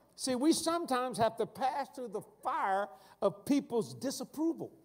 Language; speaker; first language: English; native; English